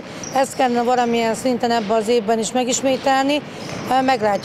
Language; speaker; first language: Hungarian; native; Hungarian